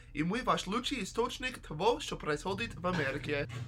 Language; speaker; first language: Russian; non-native, learner; English